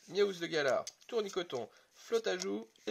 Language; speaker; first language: French; native; French